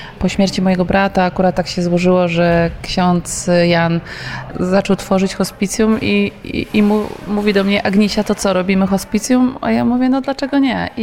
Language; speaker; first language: Polish; native; Polish